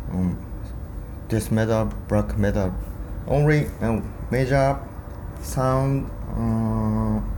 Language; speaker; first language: English; non-native, learner; Japanese